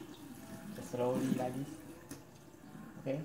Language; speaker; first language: English; non-native, learner; Khmer